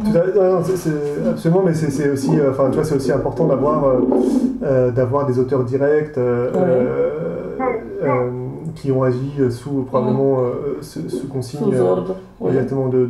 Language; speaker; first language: French; native; French